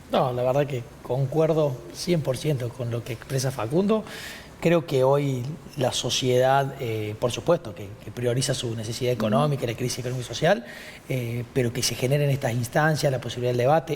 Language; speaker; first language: Spanish; native; Spanish